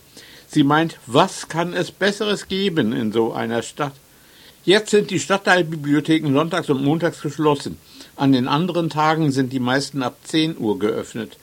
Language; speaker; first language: German; native; German